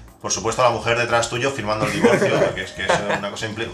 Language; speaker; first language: Spanish; native; Spanish